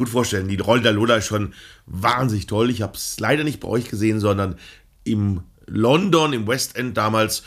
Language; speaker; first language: German; native; German